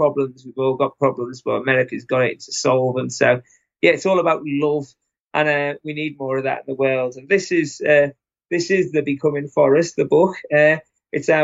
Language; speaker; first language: English; native; English